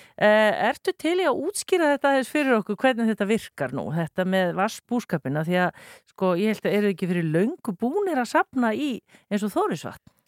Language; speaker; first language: Icelandic; native; Icelandic